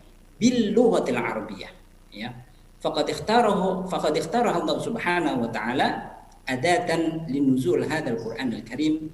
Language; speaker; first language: Arabic; non-native, fluent; Indonesian